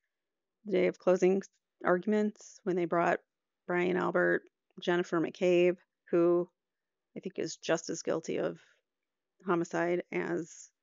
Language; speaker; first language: English; native; English